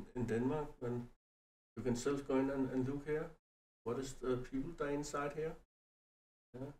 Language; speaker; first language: English; non-native, learner; Danish